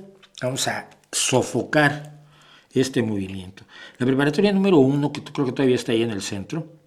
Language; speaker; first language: Spanish; native; Spanish